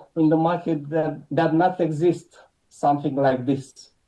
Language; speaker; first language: English; non-native, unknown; Romanian